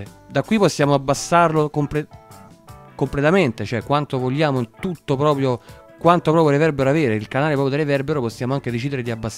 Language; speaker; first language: Italian; native; Italian